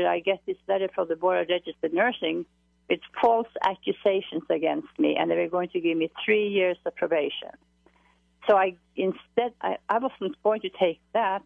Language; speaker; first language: English; non-native, fluent; Norwegian